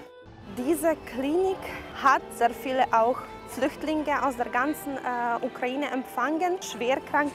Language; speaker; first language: German; early bilingual, heritage; German